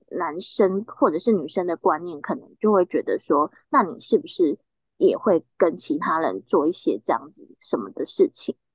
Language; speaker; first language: Chinese; native; Chinese